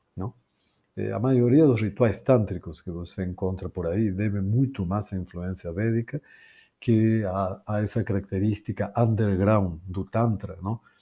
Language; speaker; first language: Portuguese; non-native, fluent; Spanish